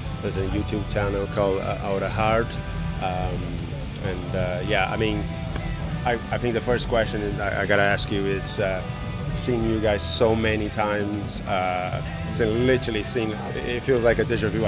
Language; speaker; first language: English; non-native, fluent; Portuguese